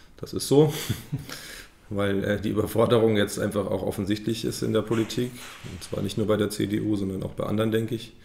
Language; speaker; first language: German; native; German